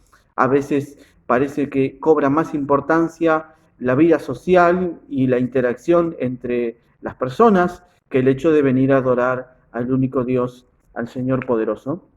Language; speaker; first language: Spanish; native; Spanish